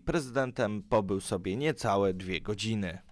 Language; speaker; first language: Polish; native; Polish